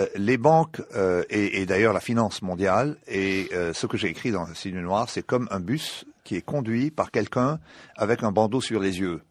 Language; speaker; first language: French; non-native, local second language; Arabic